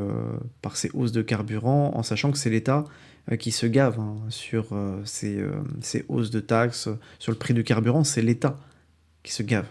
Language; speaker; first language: French; native; French